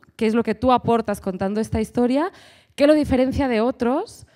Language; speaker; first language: Spanish; native; Spanish